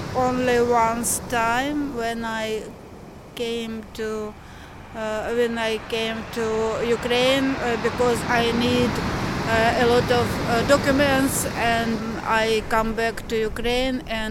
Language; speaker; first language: English; non-native, learner; Ukrainian